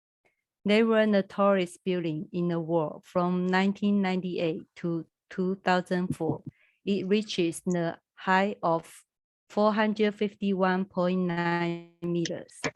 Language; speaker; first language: English; non-native, learner; Chinese